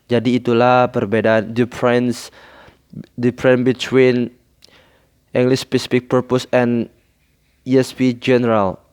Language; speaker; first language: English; non-native, learner; Indonesian